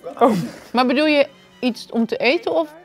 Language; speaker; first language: Dutch; native; Dutch